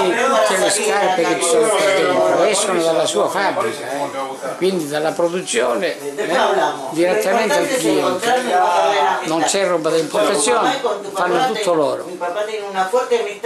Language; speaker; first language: Italian; native; Italian